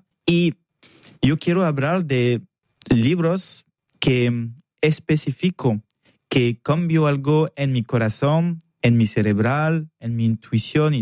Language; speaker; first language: Spanish; non-native, fluent; French